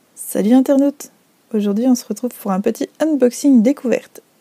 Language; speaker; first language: French; native; French